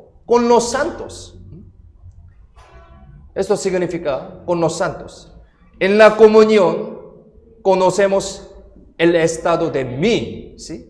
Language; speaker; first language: Spanish; non-native, fluent; Korean